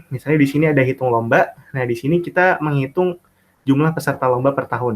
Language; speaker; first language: Indonesian; native; Indonesian